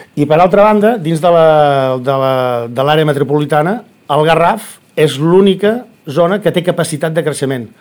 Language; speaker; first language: Catalan; native; Catalan